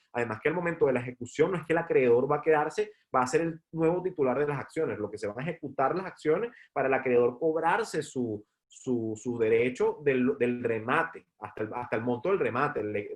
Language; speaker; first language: Spanish; native; Spanish